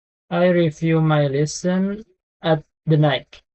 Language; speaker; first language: English; non-native, learner; Indonesian